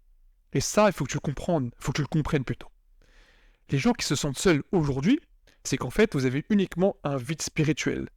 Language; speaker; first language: French; native; French